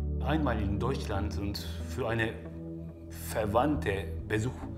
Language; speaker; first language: German; non-native, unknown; Turkish